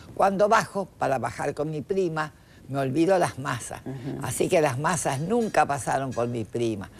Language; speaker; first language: Spanish; native; Spanish